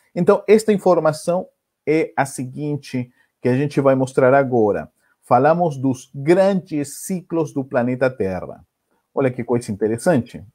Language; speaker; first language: Portuguese; non-native, fluent; Spanish